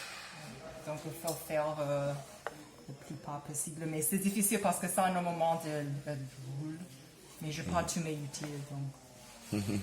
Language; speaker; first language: French; non-native, learner; English